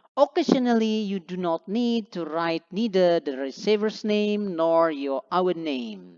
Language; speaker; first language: English; non-native, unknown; Indonesian